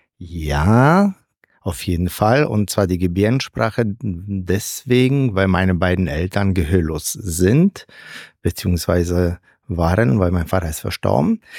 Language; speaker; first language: German; non-native, fluent; Polish